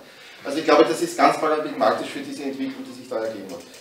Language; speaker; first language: German; native; German